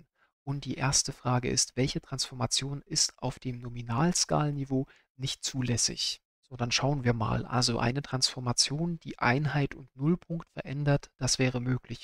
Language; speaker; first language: German; native; German